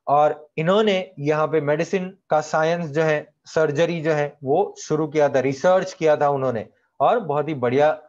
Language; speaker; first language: Hindi; non-native, local second language; Gujarati